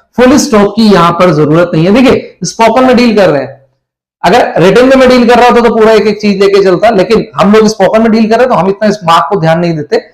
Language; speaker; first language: Hindi; native; Hindi